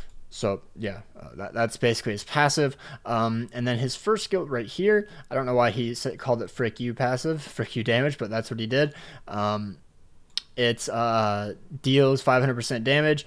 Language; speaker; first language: English; native; English